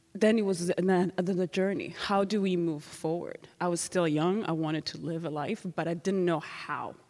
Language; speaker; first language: English; non-native, local second language; Kinyarwanda